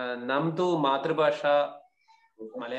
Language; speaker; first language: Kannada; non-native, learner; Malayalam